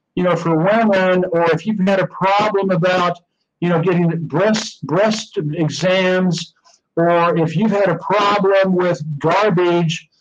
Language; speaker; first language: English; native; English